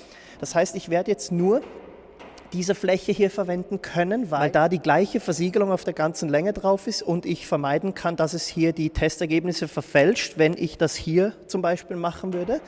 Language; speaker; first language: German; native; German